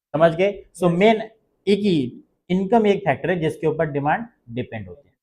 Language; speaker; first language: Hindi; non-native, local second language; Marathi